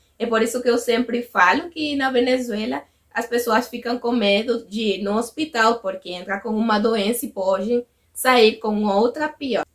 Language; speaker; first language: Portuguese; non-native, fluent; Spanish